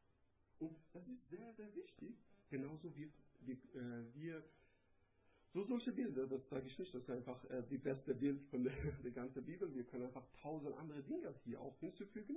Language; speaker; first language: German; non-native, learner; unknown